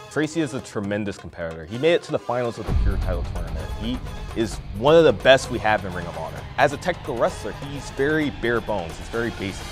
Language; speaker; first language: English; native; English